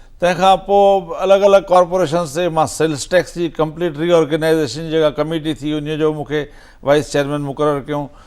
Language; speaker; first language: Sindhi; native; Sindhi